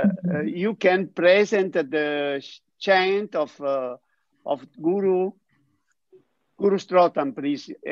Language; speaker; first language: English; non-native, fluent; Italian